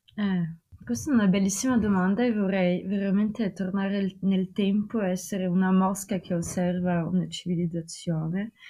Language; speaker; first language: Italian; non-native, fluent; Russian